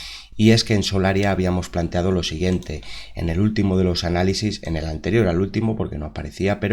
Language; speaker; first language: Spanish; native; Spanish